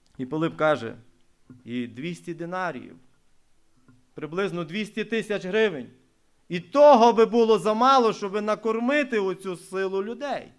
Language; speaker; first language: Ukrainian; non-native, local second language; Russian